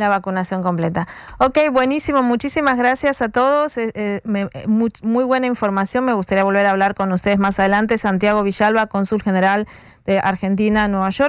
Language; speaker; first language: Spanish; native; Spanish